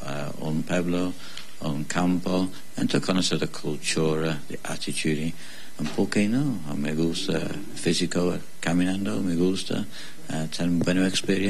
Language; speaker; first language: Spanish; non-native, learner; English